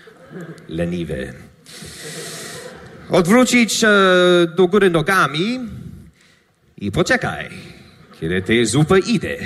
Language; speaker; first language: Polish; non-native, learner; English